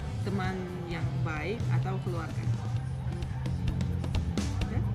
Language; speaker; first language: Indonesian; non-native, fluent; Russian